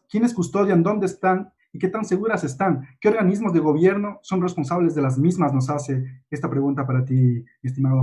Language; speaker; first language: Spanish; native; Spanish